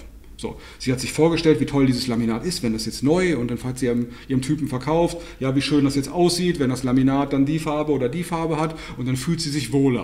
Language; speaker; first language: German; native; German